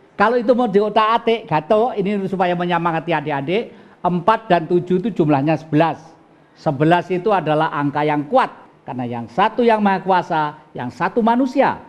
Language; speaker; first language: Indonesian; non-native, local second language; Javanese